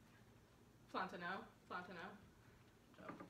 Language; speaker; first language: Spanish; non-native, learner; English